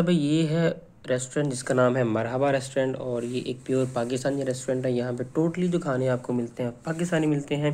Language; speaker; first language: Urdu; non-native, local second language; Punjabi